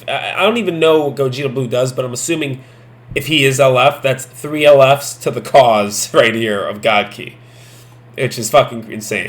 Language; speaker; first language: English; native; English